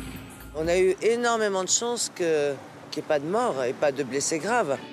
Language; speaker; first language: French; native; French